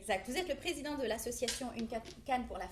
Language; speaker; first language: French; native; French